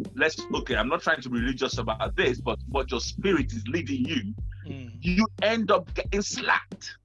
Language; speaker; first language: English; non-native, local second language; Yoruba